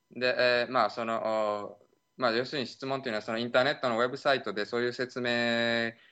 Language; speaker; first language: Japanese; native; Japanese